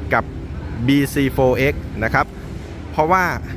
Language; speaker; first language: Thai; native; Thai